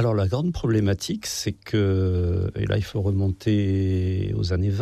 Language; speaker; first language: French; native; French